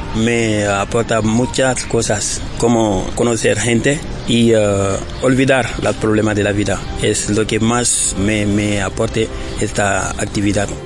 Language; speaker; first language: Spanish; non-native, learner; Wolof